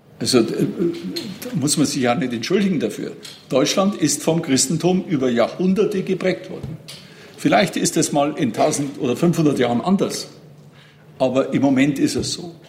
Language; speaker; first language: German; native; German